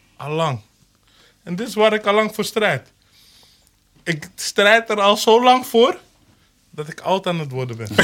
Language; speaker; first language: Dutch; early bilingual, other home language; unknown